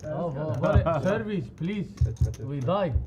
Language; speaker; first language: Swedish; native; Swedish